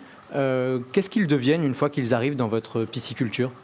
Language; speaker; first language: French; native; French